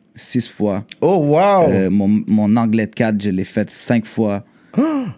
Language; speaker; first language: French; native; French